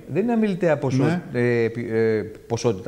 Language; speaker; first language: Greek; native; Greek